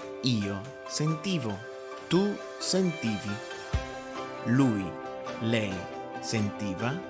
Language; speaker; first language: Italian; non-native, fluent; Spanish